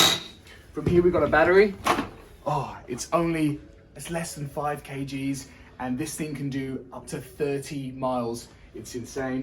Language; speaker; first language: English; native; English